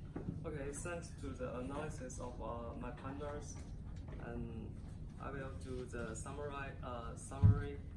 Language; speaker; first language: English; non-native, learner; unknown